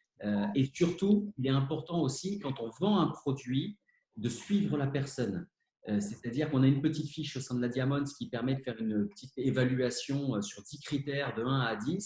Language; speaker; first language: French; native; French